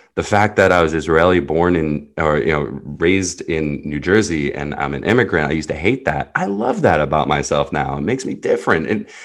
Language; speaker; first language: English; early bilingual, other home language; Hebrew